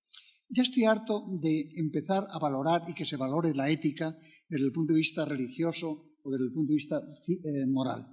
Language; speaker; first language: Spanish; native; Spanish